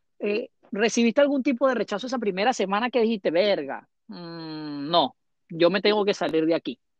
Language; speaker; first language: Spanish; native; Spanish